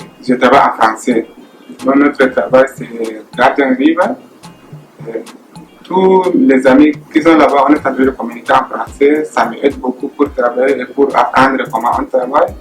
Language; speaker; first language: French; non-native, learner; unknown